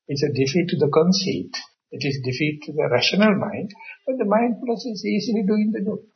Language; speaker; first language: English; non-native, local second language; Sinhala